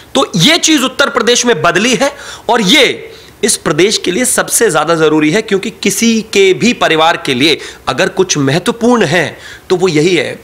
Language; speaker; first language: Hindi; native; Hindi